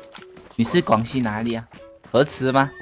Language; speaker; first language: Chinese; native; Chinese